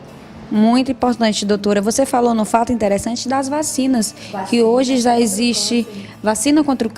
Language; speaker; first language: Portuguese; native; Portuguese